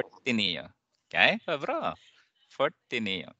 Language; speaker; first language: Swedish; non-native, fluent; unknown